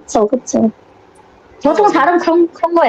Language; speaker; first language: Korean; non-native, learner; Indonesian